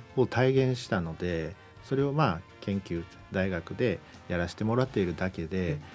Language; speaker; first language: Japanese; native; Japanese